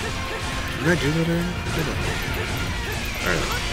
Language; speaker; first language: English; native; English